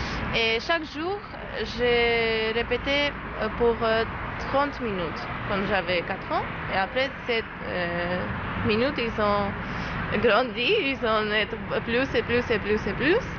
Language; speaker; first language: French; non-native, learner; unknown